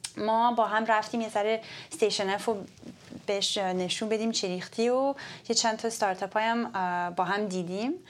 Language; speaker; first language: Persian; early bilingual, heritage; Persian